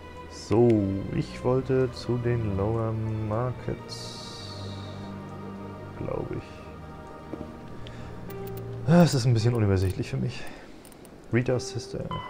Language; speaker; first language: German; native; German